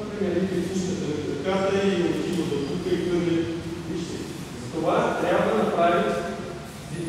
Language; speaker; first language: Bulgarian; non-native, learner; Russian